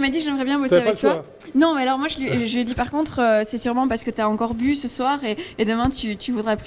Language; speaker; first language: French; native; French